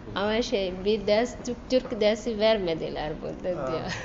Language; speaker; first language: Turkish; non-native, learner; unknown